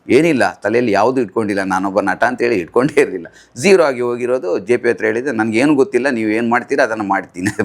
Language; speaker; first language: Kannada; non-native, local second language; Tulu